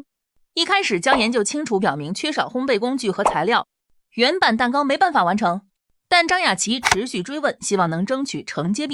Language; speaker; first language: Chinese; native; Chinese